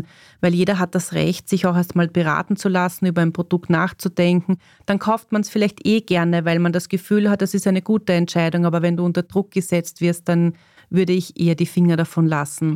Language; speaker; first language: German; native; German